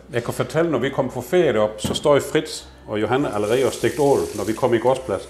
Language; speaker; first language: Danish; native; Danish